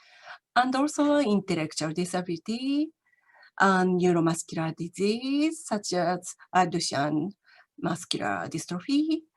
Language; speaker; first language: English; non-native, learner; Japanese